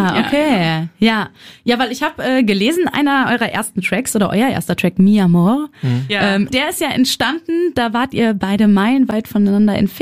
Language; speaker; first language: German; native; German